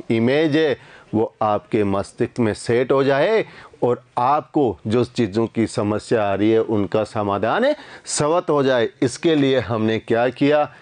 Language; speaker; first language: Hindi; native; Hindi